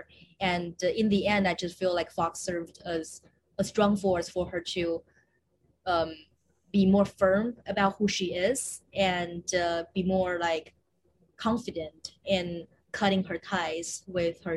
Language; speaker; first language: English; non-native, fluent; Chinese